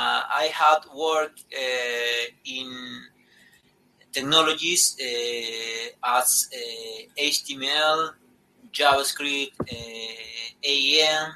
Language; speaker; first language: English; non-native, learner; Spanish